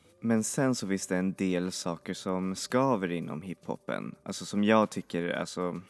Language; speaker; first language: Swedish; native; Swedish